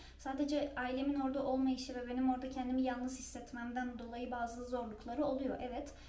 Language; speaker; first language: Turkish; native; Turkish